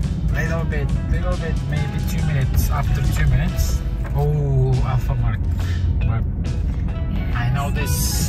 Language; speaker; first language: English; non-native, learner; Turkish